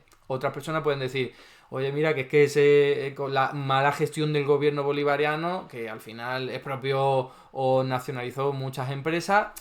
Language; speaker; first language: Spanish; native; Spanish